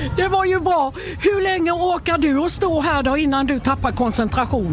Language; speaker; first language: Swedish; native; Swedish